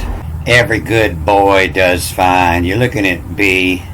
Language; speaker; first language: English; native; English